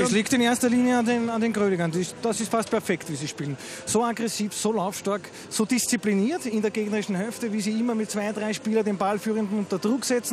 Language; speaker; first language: German; native; German